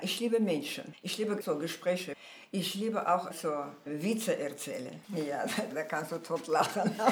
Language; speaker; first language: German; non-native, fluent; Armenian